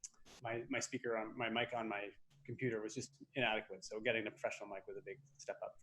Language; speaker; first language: English; native; English